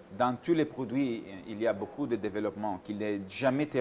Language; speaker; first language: French; non-native, learner; Italian